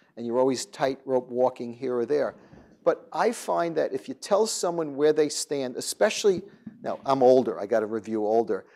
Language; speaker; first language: English; native; English